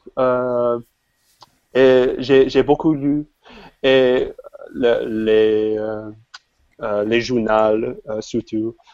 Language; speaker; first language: French; non-native, fluent; English